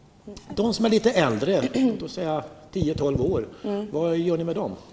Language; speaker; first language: Swedish; native; Swedish